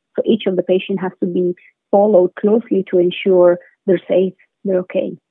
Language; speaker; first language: English; non-native, fluent; Spanish